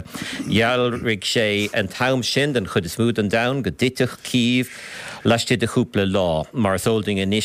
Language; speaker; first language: Irish; native; Irish